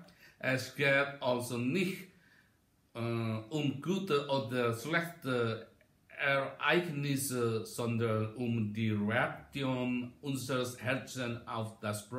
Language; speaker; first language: German; non-native, learner; Indonesian